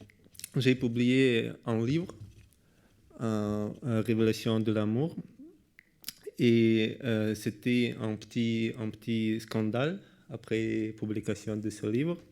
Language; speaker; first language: French; non-native, learner; Russian